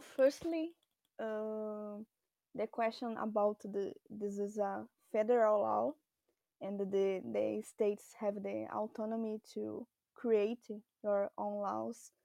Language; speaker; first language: English; non-native, learner; Portuguese